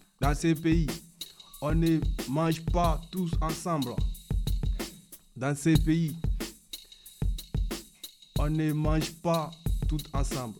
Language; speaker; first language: French; non-native, learner; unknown